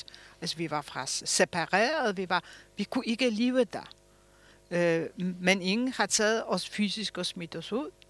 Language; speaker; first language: Danish; non-native, fluent; Polish